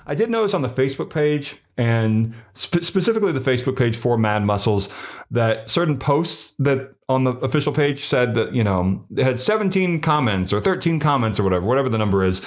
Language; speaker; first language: English; native; English